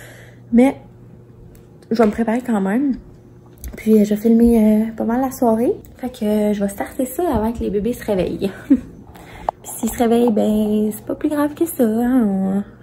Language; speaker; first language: French; native; French